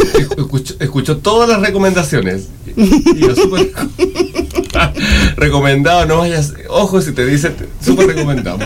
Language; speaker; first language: Spanish; native; Spanish